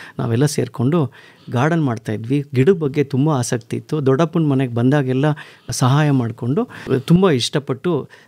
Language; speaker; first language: Kannada; native; Kannada